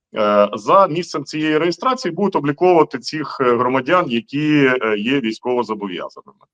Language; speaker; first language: Ukrainian; native; Ukrainian